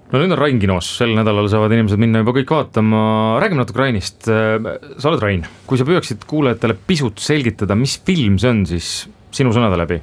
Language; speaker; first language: Estonian; native; Estonian